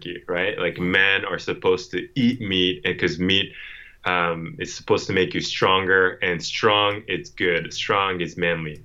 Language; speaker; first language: English; non-native, fluent; Japanese